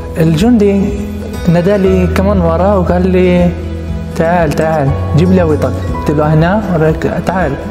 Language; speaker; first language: Arabic; non-native, local second language; Hebrew